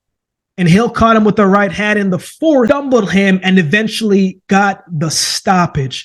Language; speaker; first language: English; native; English